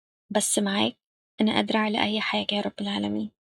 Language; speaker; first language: Arabic; native; Arabic